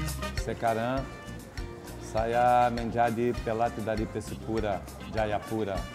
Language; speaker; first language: Indonesian; non-native, fluent; Portuguese